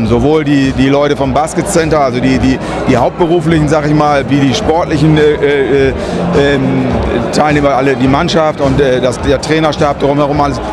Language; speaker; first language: German; native; German